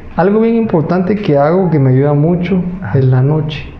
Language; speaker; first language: Spanish; native; Spanish